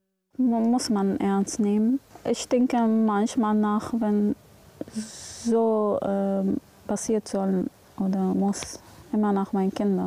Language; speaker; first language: German; non-native, learner; Arabic